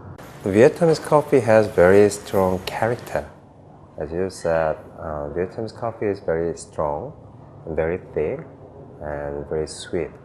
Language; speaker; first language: English; non-native, fluent; Korean